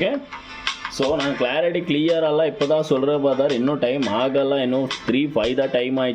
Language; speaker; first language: Tamil; non-native, learner; Kannada